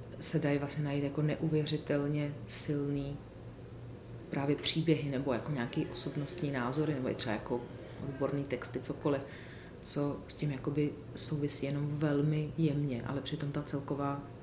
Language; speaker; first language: Czech; native; Czech